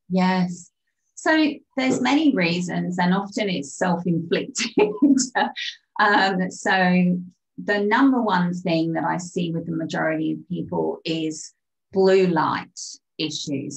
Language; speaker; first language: English; native; English